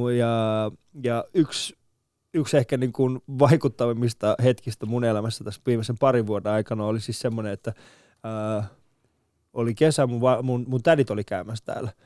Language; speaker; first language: Finnish; early bilingual, other home language; Persian